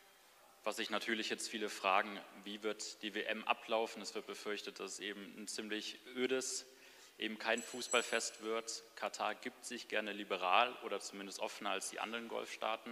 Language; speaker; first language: German; native; German